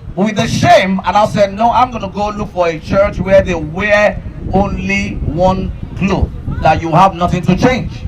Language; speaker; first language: English; non-native, local second language; Yoruba